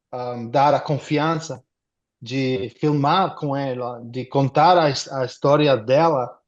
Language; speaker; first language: Portuguese; non-native, fluent; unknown